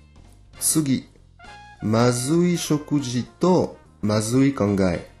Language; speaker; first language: Japanese; non-native, fluent; French